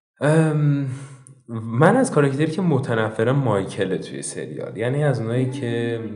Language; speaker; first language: Persian; native; Persian